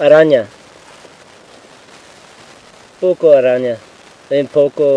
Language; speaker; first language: Spanish; non-native, learner; English